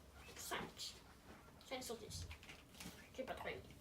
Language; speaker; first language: French; native; French